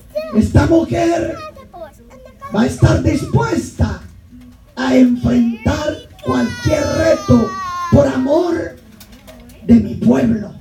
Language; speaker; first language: Spanish; native; Spanish